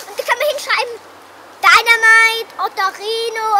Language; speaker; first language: German; native; German